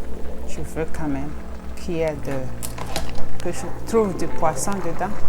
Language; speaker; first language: French; non-native, local second language; Ewe